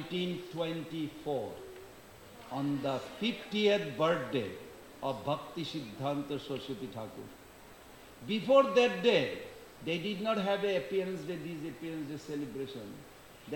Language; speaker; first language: English; non-native, local second language; Bangla